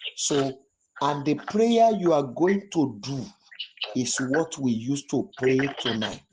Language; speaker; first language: English; non-native, local second language; Yoruba